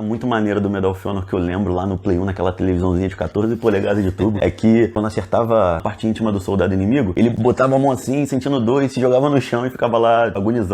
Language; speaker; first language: Portuguese; native; Portuguese